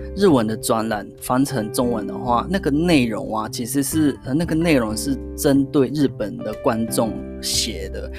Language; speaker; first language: Chinese; non-native, fluent; Japanese